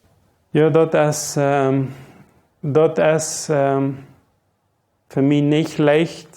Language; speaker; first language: German; non-native, local second language; Low German